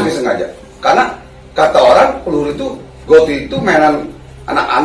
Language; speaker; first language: Indonesian; native; Indonesian